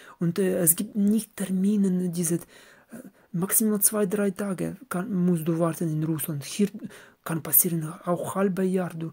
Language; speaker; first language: German; non-native, learner; Russian